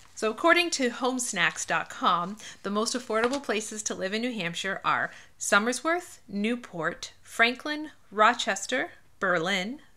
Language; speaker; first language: English; native; English